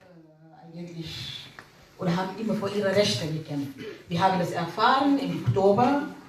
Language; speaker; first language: German; non-native, fluent; Arabic